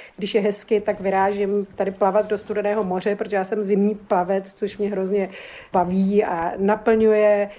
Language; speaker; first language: Czech; native; Czech